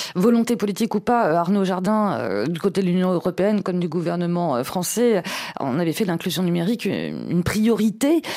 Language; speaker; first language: French; native; French